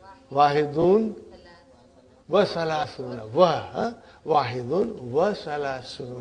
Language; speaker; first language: Arabic; non-native, fluent; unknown